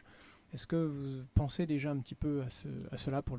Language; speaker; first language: French; native; French